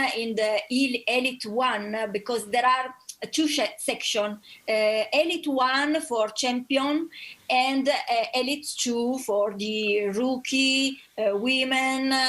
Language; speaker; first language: English; non-native, learner; Italian